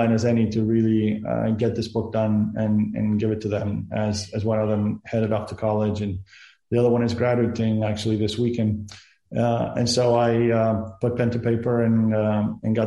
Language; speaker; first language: English; non-native, fluent; Spanish